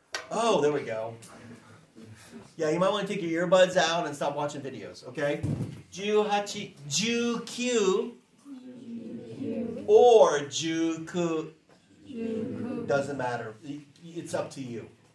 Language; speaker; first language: English; native; English